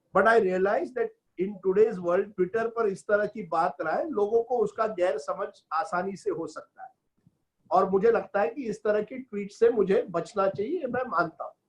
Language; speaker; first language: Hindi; non-native, local second language; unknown